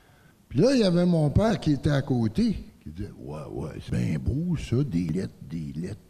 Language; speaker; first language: French; native; French